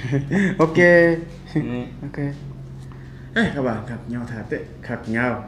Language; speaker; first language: Vietnamese; non-native, learner; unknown